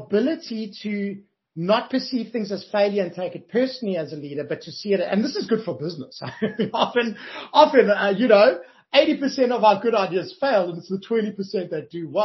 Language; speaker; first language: English; native; English